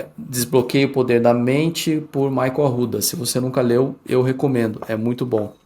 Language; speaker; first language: Portuguese; early bilingual, heritage; Portuguese